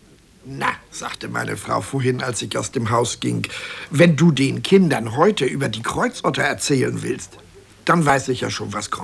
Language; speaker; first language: German; native; German